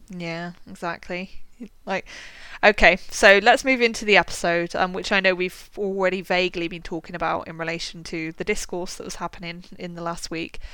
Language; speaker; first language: English; native; English